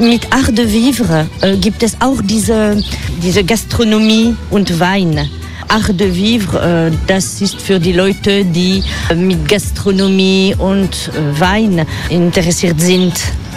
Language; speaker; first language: German; non-native, learner; French